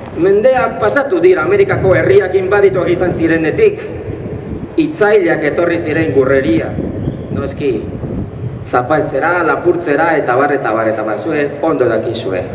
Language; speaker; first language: Basque; non-native, fluent; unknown